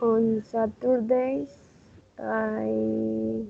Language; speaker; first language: English; non-native, learner; Spanish